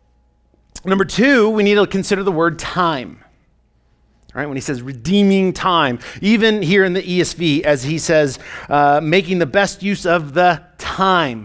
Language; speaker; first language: English; native; English